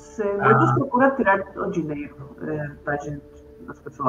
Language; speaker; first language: Portuguese; non-native, fluent; Spanish